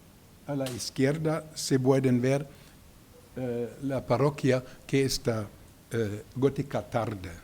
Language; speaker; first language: Spanish; non-native, learner; German